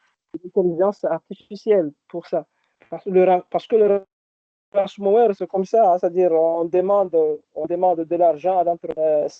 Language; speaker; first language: French; non-native, local second language; Arabic